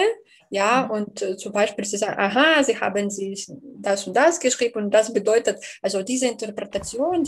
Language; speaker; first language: German; non-native, fluent; Belarusian